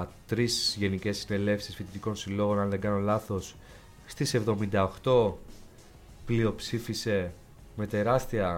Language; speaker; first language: Greek; native; Greek